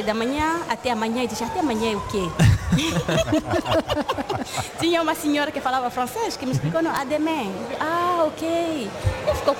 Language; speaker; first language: Portuguese; non-native, learner; Lingala